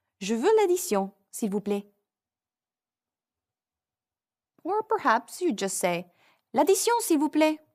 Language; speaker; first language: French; non-native, fluent; English